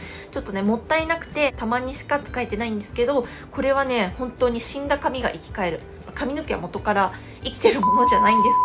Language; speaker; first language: Japanese; non-native, fluent; Korean